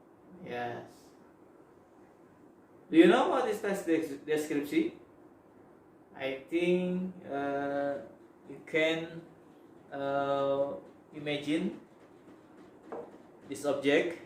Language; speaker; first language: English; non-native, learner; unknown